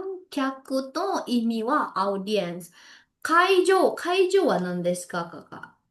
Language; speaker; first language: Japanese; non-native, learner; Indonesian